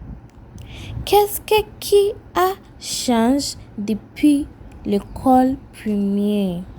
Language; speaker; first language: French; non-native, fluent; English